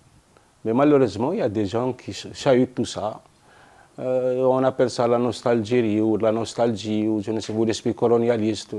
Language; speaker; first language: French; non-native, local second language; Arabic